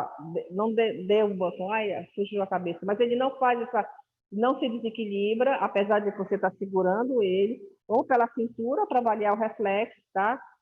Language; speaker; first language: Portuguese; native; Portuguese